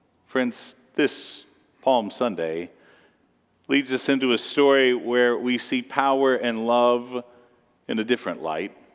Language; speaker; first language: English; native; English